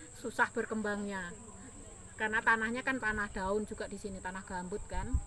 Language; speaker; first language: Indonesian; native; Indonesian